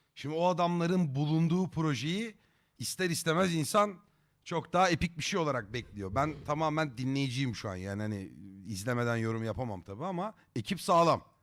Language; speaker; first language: Turkish; native; Turkish